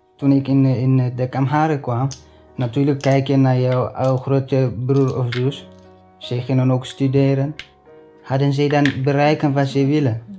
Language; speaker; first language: Dutch; non-native, learner; Tigrinya